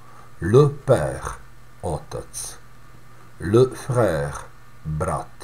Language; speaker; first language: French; non-native, fluent; Serbian